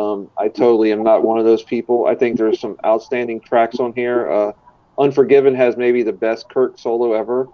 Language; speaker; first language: English; native; English